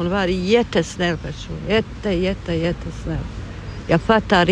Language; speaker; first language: Swedish; non-native, learner; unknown